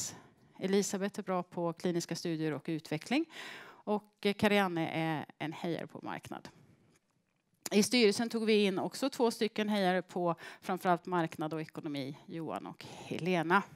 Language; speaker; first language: Swedish; native; Swedish